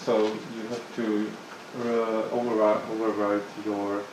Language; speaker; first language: English; non-native, fluent; Czech